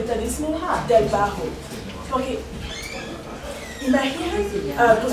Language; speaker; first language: Spanish; non-native, learner; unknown